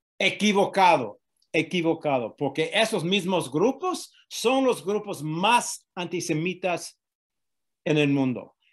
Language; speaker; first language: Spanish; non-native, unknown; English